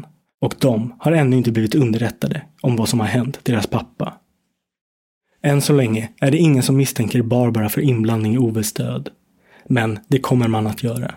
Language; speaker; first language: Swedish; native; Swedish